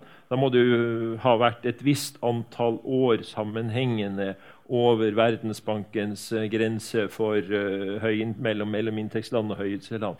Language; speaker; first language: Norwegian; native; Norwegian